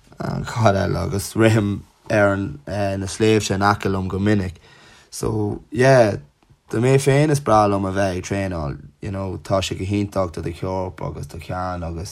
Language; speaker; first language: Irish; non-native, local second language; English